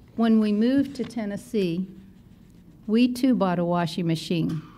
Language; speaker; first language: English; native; English